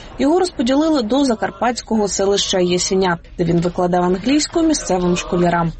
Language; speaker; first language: Ukrainian; native; Ukrainian